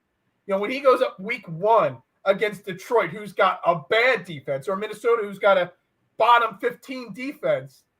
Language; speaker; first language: English; native; English